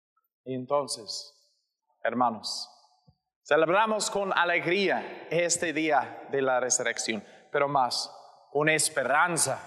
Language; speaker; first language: Spanish; non-native, learner; English